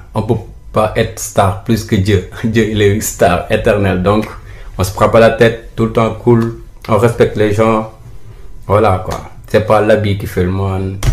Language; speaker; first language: French; non-native, local second language; Wolof